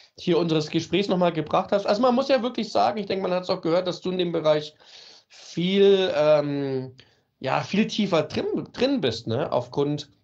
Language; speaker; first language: German; native; German